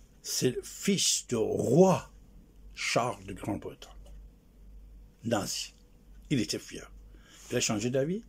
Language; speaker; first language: French; non-native, fluent; Persian